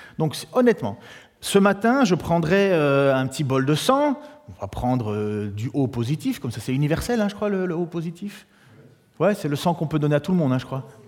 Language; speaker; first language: French; native; French